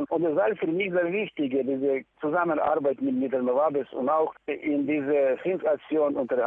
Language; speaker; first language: German; non-native, learner; Ukrainian